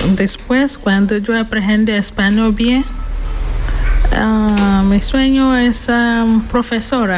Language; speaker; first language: Spanish; non-native, learner; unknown